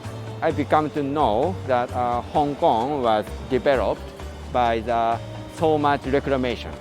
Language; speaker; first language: English; non-native, learner; Japanese